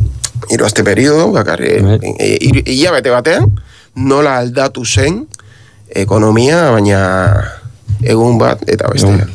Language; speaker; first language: Basque; non-native, learner; Spanish